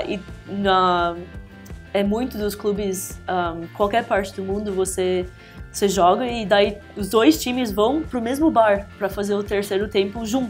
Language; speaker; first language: Portuguese; early bilingual, heritage; English